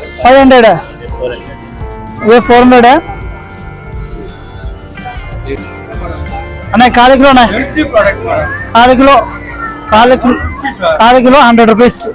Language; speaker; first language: Telugu; native; Telugu